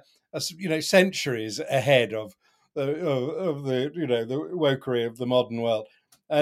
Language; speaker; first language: English; native; English